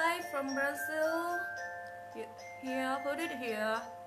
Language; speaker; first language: English; non-native, fluent; Thai